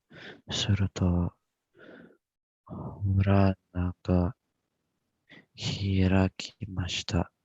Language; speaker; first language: Japanese; non-native, learner; Indonesian